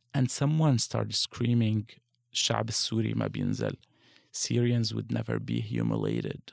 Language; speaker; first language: English; non-native, fluent; Arabic